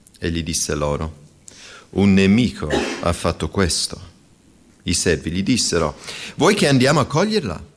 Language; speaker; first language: Italian; non-native, fluent; English